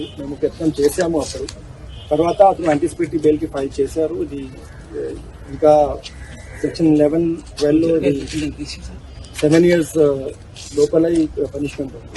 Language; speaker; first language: Telugu; non-native, local second language; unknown